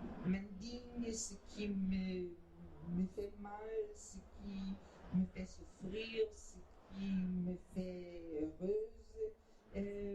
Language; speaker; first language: French; non-native, fluent; Portuguese